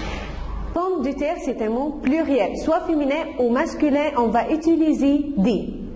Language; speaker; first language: French; non-native, fluent; Arabic